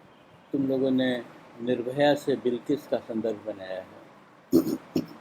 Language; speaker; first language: Hindi; native; Hindi